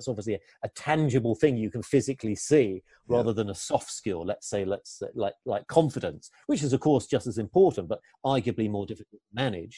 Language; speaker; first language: English; native; English